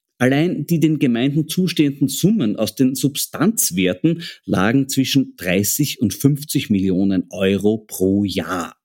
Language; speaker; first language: German; native; German